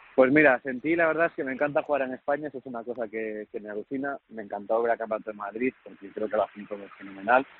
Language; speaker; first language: Spanish; native; Spanish